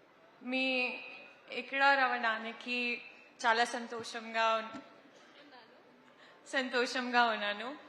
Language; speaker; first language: Telugu; non-native, learner; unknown